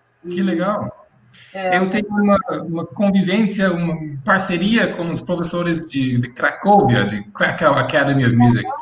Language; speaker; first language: Portuguese; non-native, fluent; English